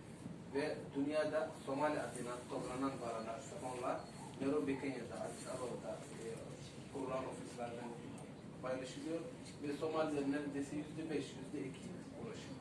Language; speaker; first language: Turkish; non-native, fluent; Somali